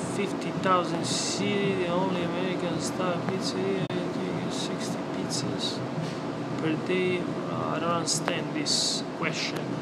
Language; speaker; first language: English; non-native, fluent; Italian